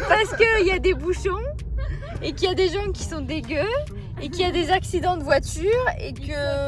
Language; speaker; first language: French; native; French